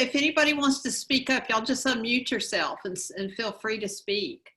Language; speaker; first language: English; native; English